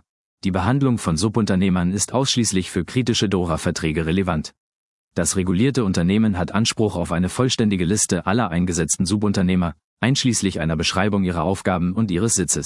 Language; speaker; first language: German; native; German